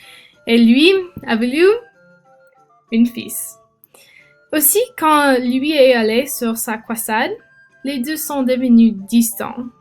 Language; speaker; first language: French; non-native, learner; English